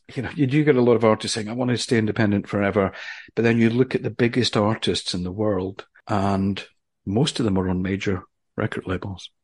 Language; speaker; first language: English; native; English